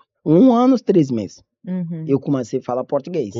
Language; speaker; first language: Portuguese; non-native, learner; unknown